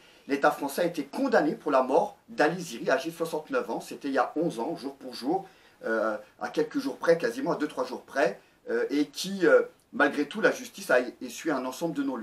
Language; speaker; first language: French; native; French